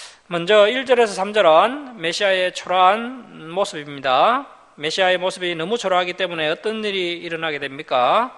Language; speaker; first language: Korean; native; Korean